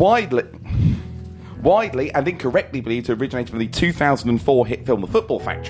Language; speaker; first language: English; native; English